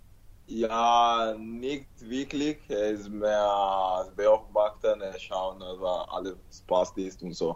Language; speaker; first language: German; non-native, learner; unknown